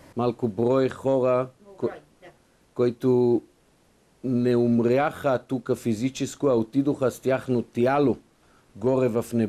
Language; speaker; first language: Bulgarian; non-native, fluent; Hebrew